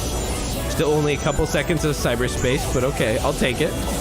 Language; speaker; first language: English; native; English